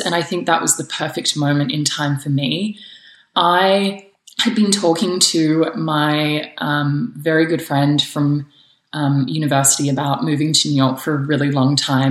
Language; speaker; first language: English; native; English